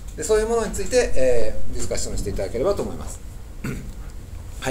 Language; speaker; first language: Japanese; native; Japanese